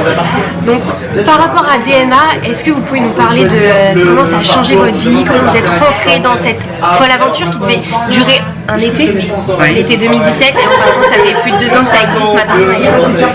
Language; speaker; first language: French; native; French